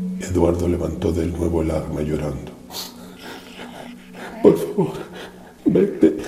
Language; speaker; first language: Spanish; native; Spanish